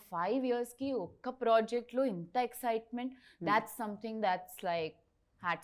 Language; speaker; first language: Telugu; non-native, learner; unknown